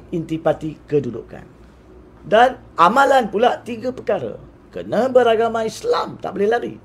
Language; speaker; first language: Malay; native; Malay